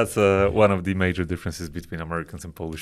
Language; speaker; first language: English; non-native, fluent; Polish